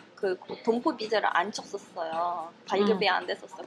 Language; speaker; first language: Korean; non-native, fluent; Russian